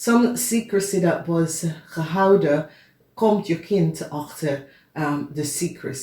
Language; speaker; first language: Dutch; non-native, fluent; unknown